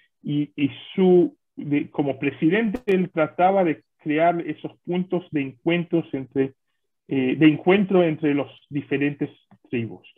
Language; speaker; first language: Spanish; non-native, fluent; Hebrew